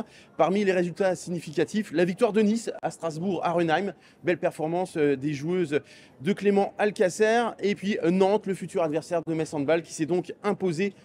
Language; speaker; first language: French; native; French